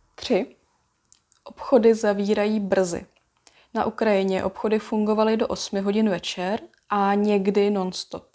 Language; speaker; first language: Czech; native; Czech